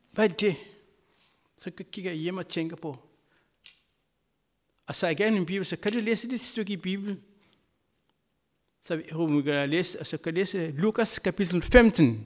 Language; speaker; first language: Danish; non-native, fluent; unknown